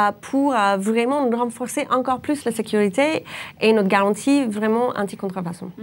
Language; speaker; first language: French; non-native, fluent; English